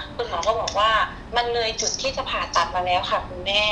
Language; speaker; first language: Thai; native; Thai